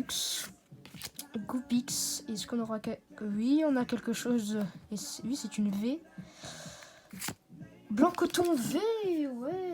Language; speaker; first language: French; native; French